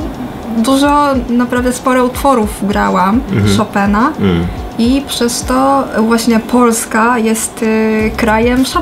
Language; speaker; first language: Polish; non-native, fluent; Japanese